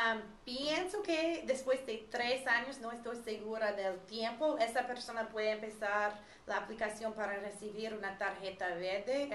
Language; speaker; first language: Spanish; non-native, fluent; English